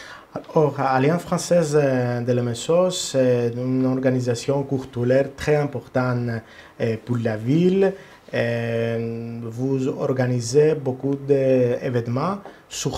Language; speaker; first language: French; non-native, learner; Greek